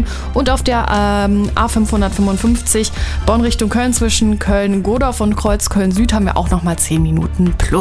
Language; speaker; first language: German; native; German